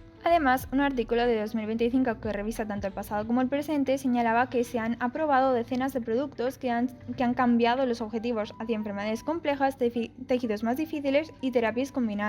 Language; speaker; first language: Spanish; native; Spanish